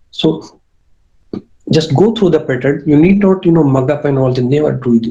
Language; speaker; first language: English; non-native, local second language; Urdu